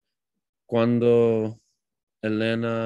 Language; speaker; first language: Spanish; non-native, learner; English